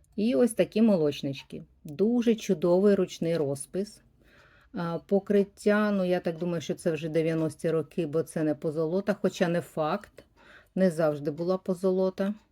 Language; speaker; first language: Ukrainian; native; Ukrainian